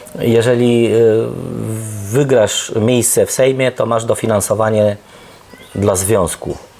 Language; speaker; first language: Polish; early bilingual, heritage; Polish